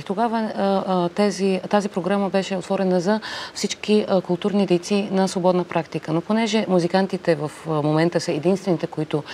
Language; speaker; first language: Bulgarian; early bilingual, other home language; Arabic